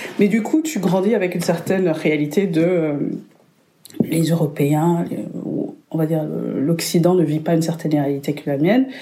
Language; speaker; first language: French; non-native, local second language; Rundi